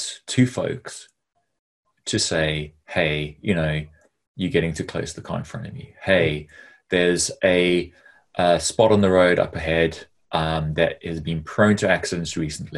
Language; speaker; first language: English; native; English